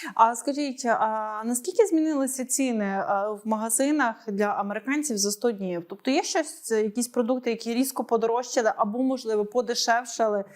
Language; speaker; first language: Ukrainian; native; Ukrainian